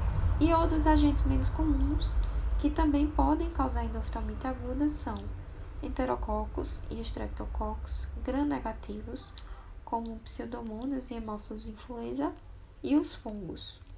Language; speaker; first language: Portuguese; native; Portuguese